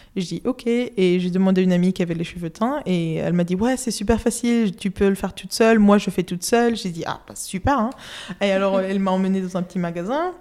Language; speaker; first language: French; non-native, fluent; Spanish